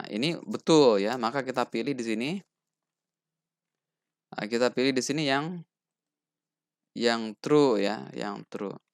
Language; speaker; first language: Indonesian; native; Indonesian